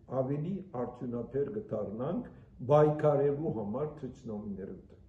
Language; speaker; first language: Armenian; early bilingual, heritage; Armenian